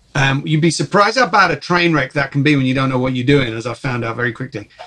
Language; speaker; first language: English; early bilingual, other home language; Czech